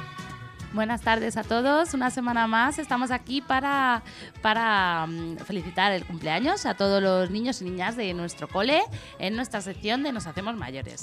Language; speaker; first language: Spanish; native; Spanish